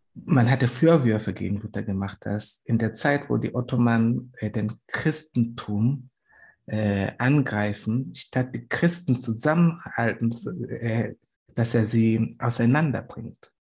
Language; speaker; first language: German; non-native, fluent; Swahili